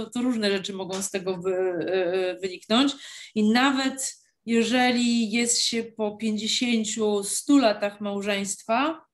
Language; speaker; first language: Polish; native; Polish